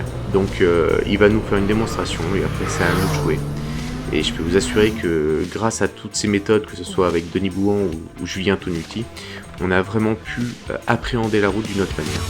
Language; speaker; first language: French; native; French